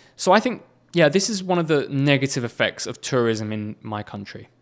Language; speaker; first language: English; native; English